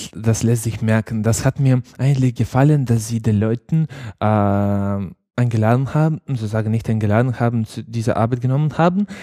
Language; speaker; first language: German; non-native, learner; Ukrainian